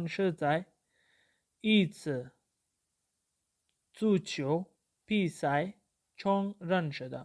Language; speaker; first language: Chinese; non-native, fluent; Urdu